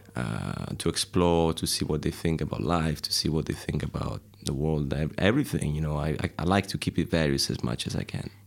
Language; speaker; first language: English; non-native, fluent; Italian